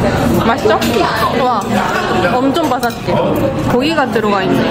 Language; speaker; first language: Korean; non-native, fluent; Japanese